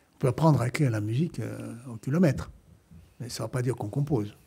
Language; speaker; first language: French; non-native, fluent; Greek